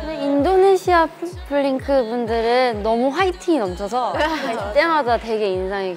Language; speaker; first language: Korean; non-native, fluent; Thai